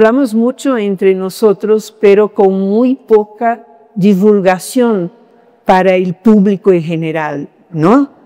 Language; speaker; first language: Spanish; non-native, fluent; Portuguese